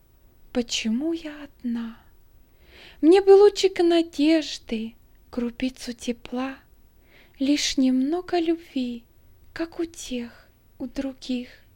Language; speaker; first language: Russian; native; Russian